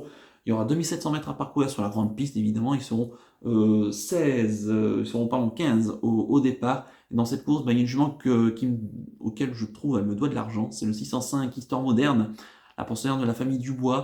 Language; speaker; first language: French; native; French